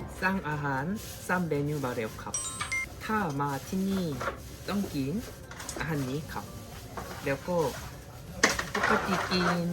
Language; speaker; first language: Thai; non-native, fluent; Korean